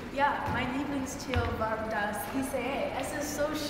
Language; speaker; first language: German; non-native, learner; English